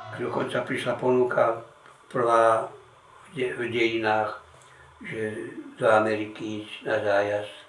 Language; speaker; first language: Slovak; native; Slovak